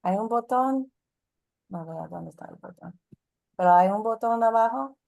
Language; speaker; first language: Spanish; non-native, learner; English